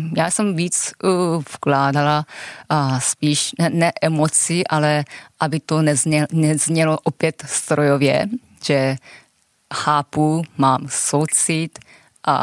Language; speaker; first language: Czech; non-native, fluent; Japanese